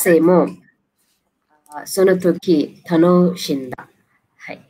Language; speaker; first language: Japanese; non-native, learner; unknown